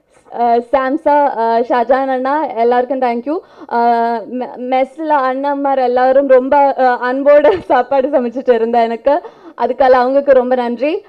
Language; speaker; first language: Tamil; non-native, fluent; Malayalam